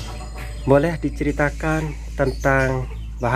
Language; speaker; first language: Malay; non-native, local second language; Javanese